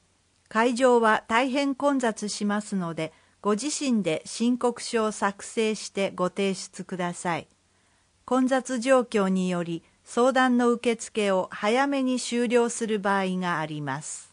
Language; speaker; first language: Japanese; native; Japanese